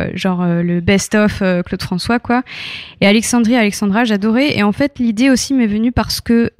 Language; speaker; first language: French; native; French